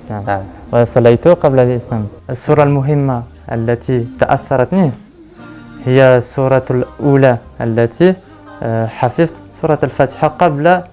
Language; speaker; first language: Arabic; non-native, learner; French